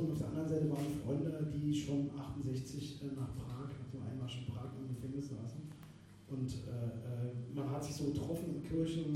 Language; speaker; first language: German; native; German